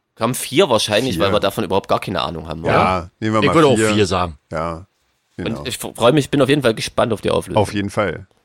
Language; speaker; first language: German; native; German